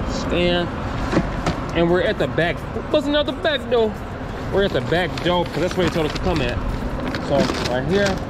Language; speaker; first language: English; native; English